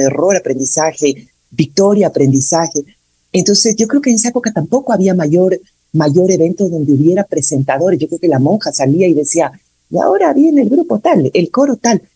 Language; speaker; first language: Spanish; native; Spanish